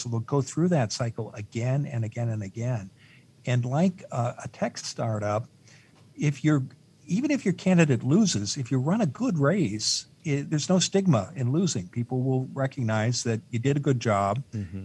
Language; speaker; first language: English; native; English